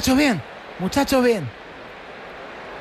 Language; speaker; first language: Spanish; native; Spanish